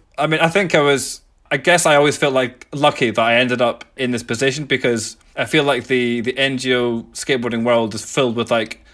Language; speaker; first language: English; native; English